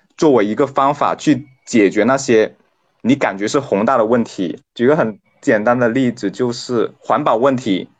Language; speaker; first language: Chinese; non-native, local second language; Cantonese